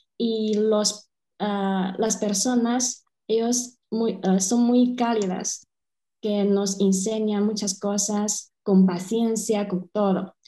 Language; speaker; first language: Spanish; non-native, fluent; Chinese